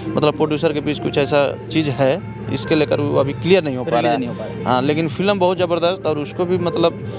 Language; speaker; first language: Hindi; native; Hindi